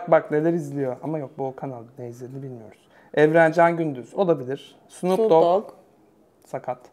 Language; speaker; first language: Turkish; native; Turkish